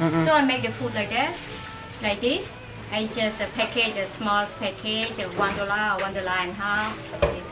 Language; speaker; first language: English; non-native, learner; Khmer